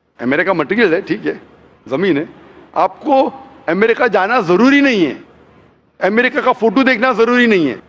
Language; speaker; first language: Hindi; non-native, local second language; Konkani